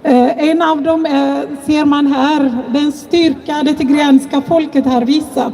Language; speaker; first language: Swedish; non-native, fluent; Tigrinya